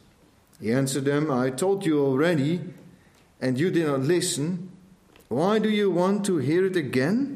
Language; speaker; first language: English; non-native, fluent; Dutch